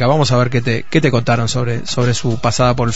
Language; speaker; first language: Spanish; native; Spanish